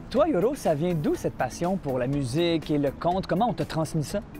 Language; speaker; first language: French; native; French